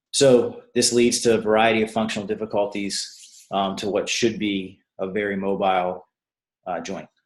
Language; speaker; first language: English; native; English